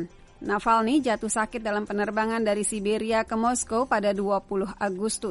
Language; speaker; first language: Indonesian; native; Indonesian